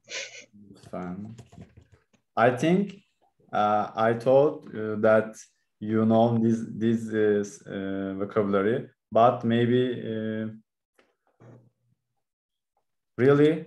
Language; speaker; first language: English; non-native, learner; Turkish